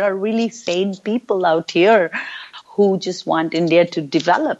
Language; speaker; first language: English; non-native, local second language; Urdu